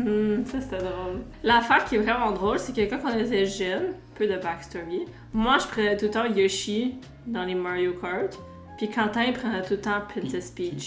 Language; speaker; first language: French; native; French